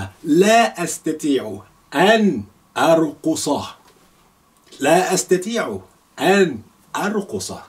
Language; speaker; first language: Arabic; non-native, fluent; Yoruba